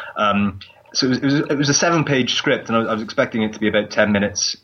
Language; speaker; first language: English; native; English